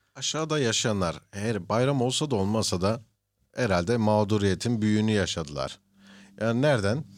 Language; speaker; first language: Turkish; early bilingual, heritage; Turkish